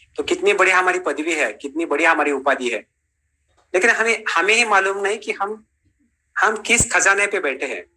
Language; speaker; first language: Hindi; non-native, local second language; Marathi